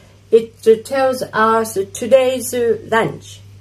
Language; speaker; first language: English; non-native, fluent; Japanese